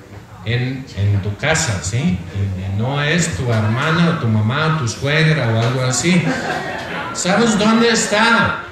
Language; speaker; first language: Spanish; non-native, fluent; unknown